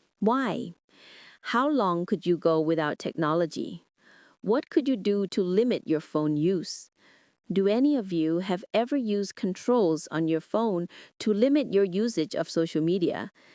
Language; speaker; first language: English; non-native, fluent; Thai